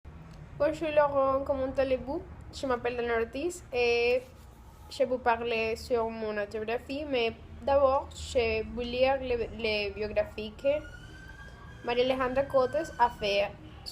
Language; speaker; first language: French; non-native, learner; Spanish